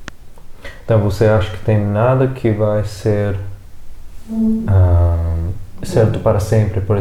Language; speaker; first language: Portuguese; non-native, fluent; English